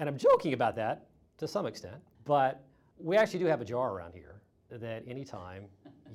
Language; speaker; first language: English; native; English